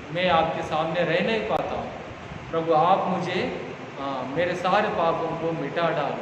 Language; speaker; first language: Hindi; non-native, local second language; Telugu